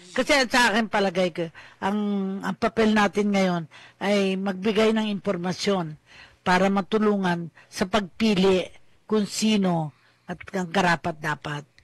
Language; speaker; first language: Filipino; native; Filipino